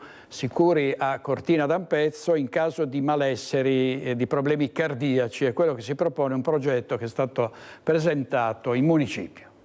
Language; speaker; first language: Italian; native; Italian